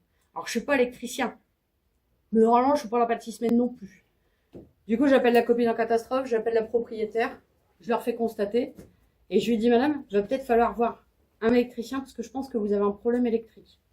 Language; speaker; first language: French; native; French